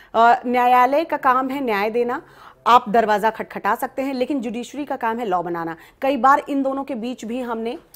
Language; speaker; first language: Hindi; native; Hindi